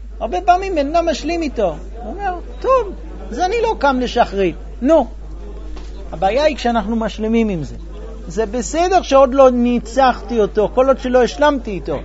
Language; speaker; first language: Hebrew; non-native, fluent; English